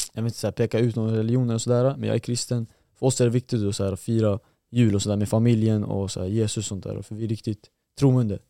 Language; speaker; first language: Swedish; early bilingual, other home language; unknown